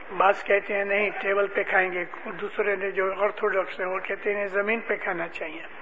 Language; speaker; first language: Urdu; non-native, local second language; Gujarati